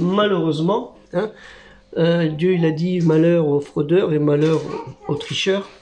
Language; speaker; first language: French; native; French